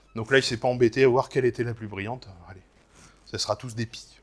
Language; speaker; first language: French; native; French